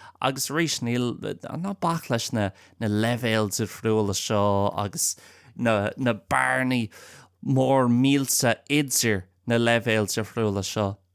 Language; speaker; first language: Irish; non-native, local second language; English